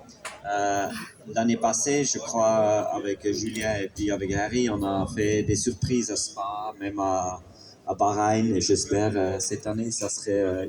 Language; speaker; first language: French; non-native, fluent; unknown